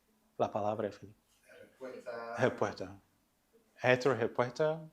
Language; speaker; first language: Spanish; non-native, learner; Portuguese